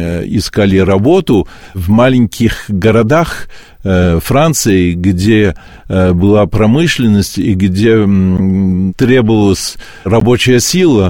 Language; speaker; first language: Russian; early bilingual, heritage; Russian